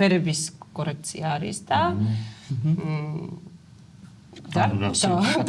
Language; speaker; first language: Georgian; non-native, fluent; Russian